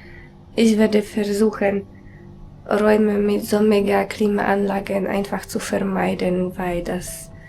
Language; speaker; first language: German; non-native, fluent; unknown